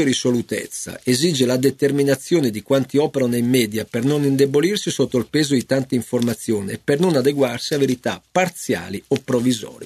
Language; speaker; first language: Italian; native; Italian